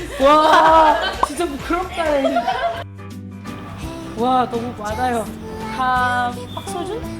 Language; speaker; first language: Korean; non-native, learner; Indonesian